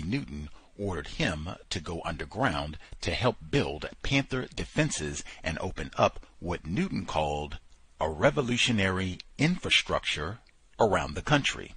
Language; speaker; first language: English; native; English